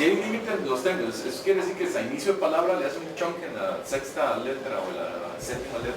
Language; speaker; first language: Spanish; native; Spanish